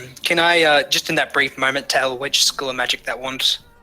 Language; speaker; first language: English; native; English